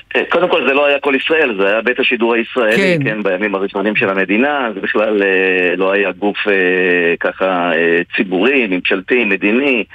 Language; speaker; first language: Hebrew; native; Hebrew